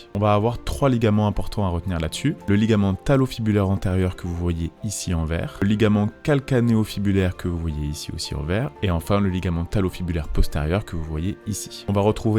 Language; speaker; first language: French; native; French